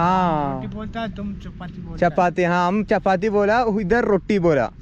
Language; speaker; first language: Hindi; non-native, learner; Malayalam